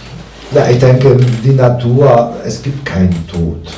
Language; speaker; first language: German; non-native, fluent; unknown